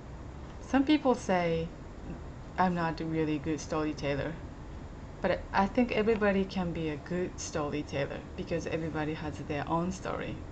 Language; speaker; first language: English; non-native, fluent; Japanese